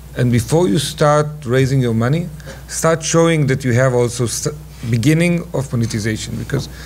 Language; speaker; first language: English; non-native, fluent; Hebrew